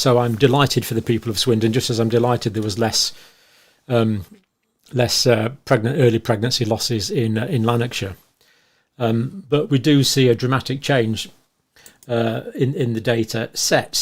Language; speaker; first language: English; native; English